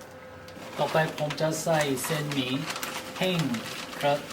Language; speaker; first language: Thai; non-native, learner; Korean